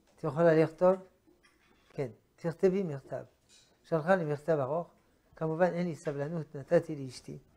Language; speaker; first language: Hebrew; non-native, fluent; French